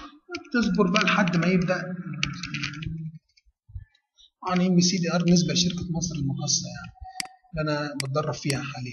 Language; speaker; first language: Arabic; native; Arabic